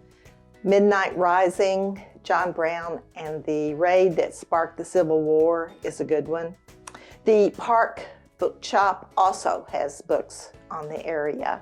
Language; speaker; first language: English; native; English